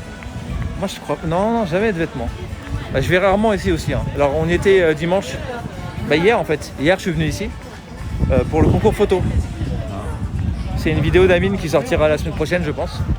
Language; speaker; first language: French; native; French